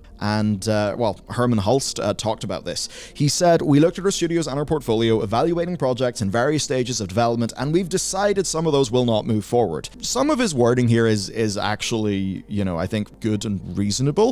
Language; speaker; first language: English; native; English